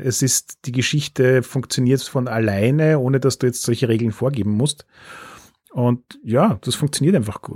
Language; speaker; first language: German; native; German